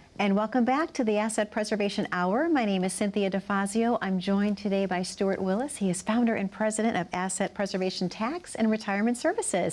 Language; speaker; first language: English; native; English